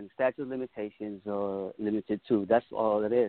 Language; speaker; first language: English; non-native, local second language; Pampanga